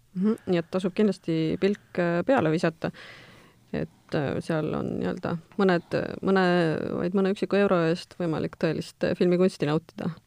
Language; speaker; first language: Estonian; native; Estonian